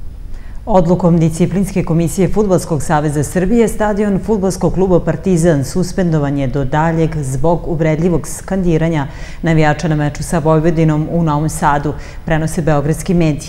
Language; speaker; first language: Serbian; native; Serbian